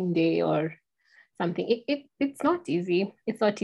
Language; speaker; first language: English; non-native, local second language; Kikuyu